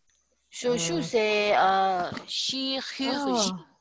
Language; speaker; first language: French; non-native, learner; Chinese